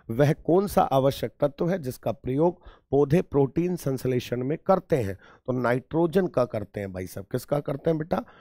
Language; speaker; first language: Hindi; native; Hindi